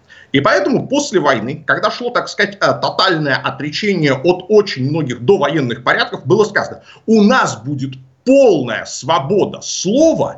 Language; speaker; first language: Russian; native; Russian